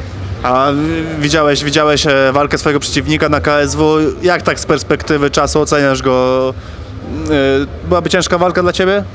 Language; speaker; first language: Polish; native; Polish